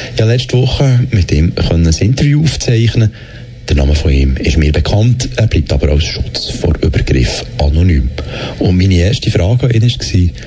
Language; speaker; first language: German; native; German